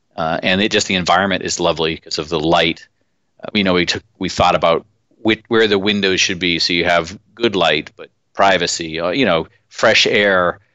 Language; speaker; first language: English; native; English